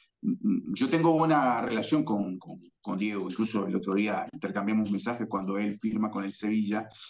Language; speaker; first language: Spanish; native; Spanish